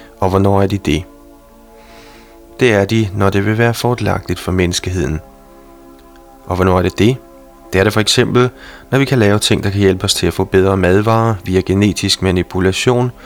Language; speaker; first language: Danish; native; Danish